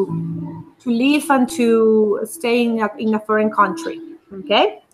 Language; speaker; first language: English; non-native, fluent; Spanish